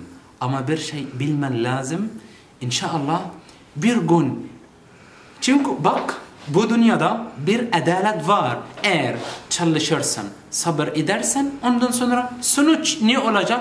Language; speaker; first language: Turkish; non-native, fluent; Arabic